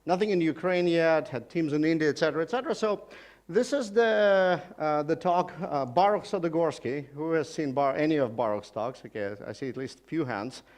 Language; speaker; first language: English; non-native, fluent; Russian